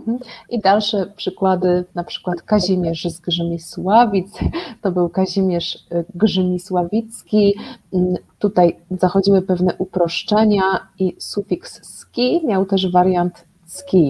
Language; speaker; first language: Polish; native; Polish